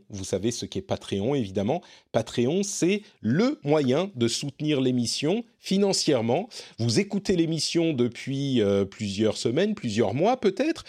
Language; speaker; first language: French; native; French